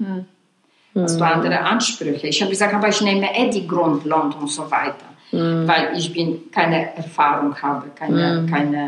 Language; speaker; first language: German; non-native, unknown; Polish